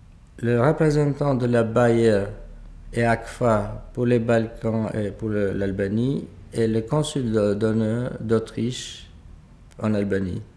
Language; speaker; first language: French; non-native, fluent; Albanian